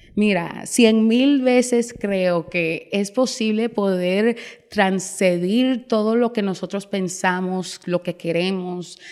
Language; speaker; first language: Spanish; early bilingual, heritage; Spanish